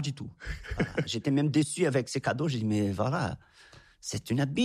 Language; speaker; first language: French; non-native, fluent; Portuguese